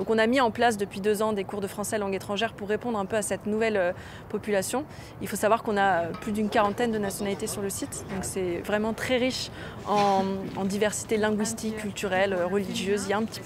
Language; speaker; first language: French; native; French